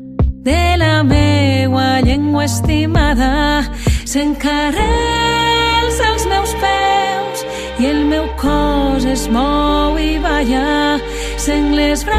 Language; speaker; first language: Catalan; non-native, local second language; Spanish